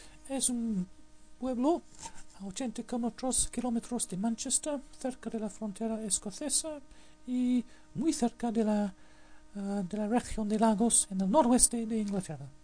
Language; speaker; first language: Spanish; non-native, fluent; English